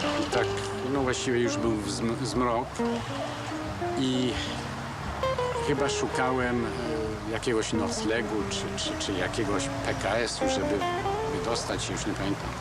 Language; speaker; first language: Polish; early bilingual, heritage; Polish